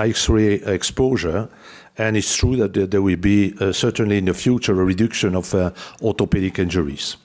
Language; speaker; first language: English; non-native, fluent; French